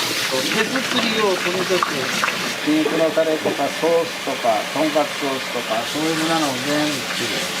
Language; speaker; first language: Japanese; native; Japanese